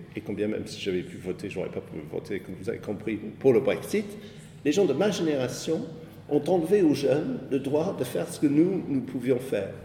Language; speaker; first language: French; non-native, fluent; English